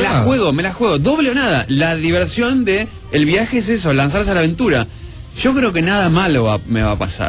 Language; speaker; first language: Spanish; native; Spanish